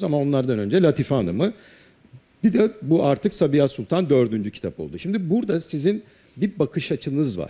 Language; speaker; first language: Turkish; native; Turkish